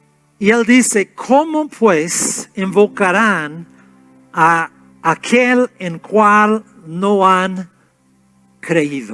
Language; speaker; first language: Spanish; non-native, fluent; English